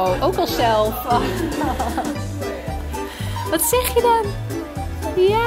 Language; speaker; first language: Dutch; native; Dutch